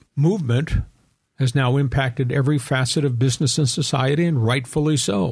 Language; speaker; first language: English; native; English